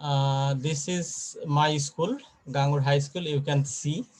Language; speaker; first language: English; non-native, fluent; Bangla